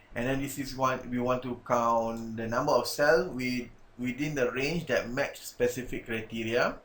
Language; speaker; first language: English; non-native, local second language; Malay